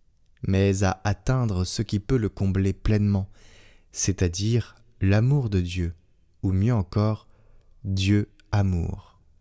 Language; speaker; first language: French; native; French